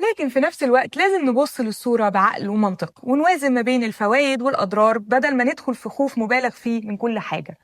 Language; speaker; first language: Arabic; native; Arabic